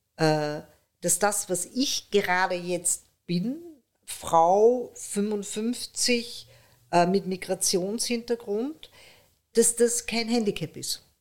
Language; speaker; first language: German; early bilingual, other home language; Persian